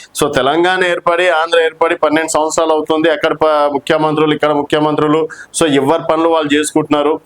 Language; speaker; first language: Telugu; native; Telugu